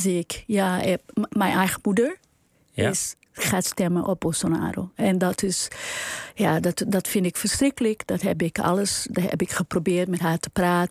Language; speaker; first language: Dutch; non-native, fluent; Portuguese